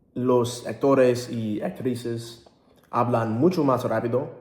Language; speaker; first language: Spanish; non-native, learner; English